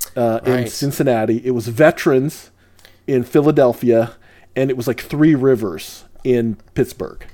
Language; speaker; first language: English; early bilingual, other home language; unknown